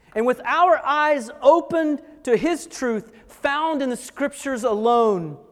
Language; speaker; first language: English; native; English